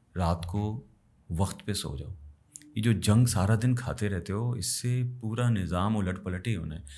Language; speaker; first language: Urdu; native; Urdu